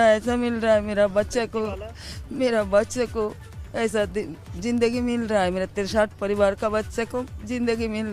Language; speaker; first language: Hindi; non-native, local second language; Bangla